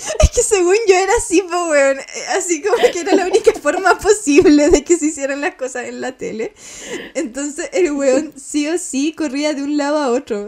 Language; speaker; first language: Spanish; native; Spanish